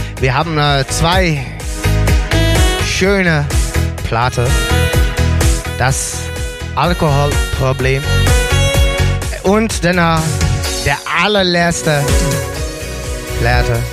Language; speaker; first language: German; non-native, learner; Dutch